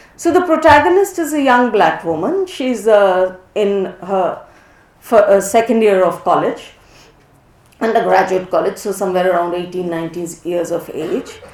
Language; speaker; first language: English; non-native, local second language; Hindi